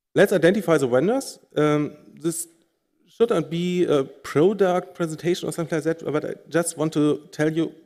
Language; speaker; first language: English; non-native, fluent; German